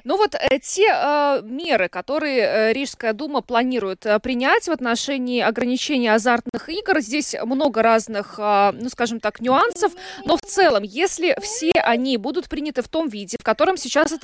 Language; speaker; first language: Russian; native; Russian